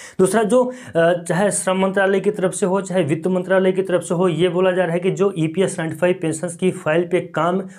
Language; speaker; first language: Hindi; native; Hindi